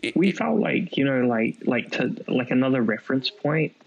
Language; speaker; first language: English; native; English